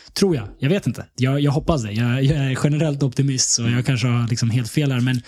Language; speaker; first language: Swedish; early bilingual, other home language; Bosnian